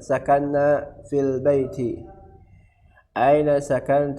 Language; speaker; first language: Arabic; non-native, fluent; Indonesian